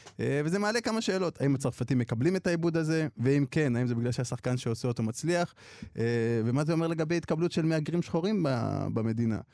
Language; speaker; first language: Hebrew; early bilingual, other home language; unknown